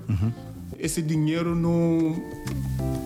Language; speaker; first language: Portuguese; non-native, learner; Yoruba